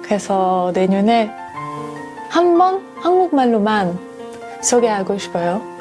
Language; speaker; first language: Korean; non-native, fluent; French